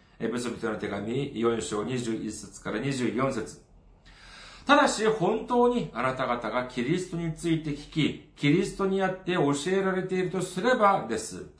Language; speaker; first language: Japanese; non-native, fluent; Korean